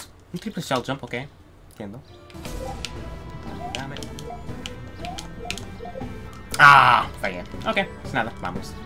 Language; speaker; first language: Spanish; early bilingual, heritage; Spanish